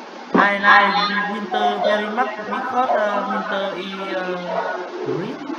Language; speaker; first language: English; non-native, learner; Vietnamese